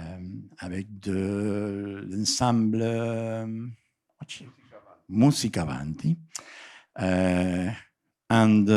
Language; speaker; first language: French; non-native, fluent; Spanish